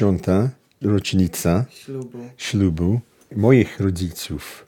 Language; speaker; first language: Polish; non-native, learner; English